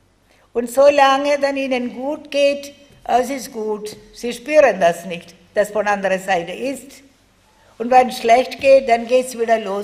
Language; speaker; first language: German; non-native, fluent; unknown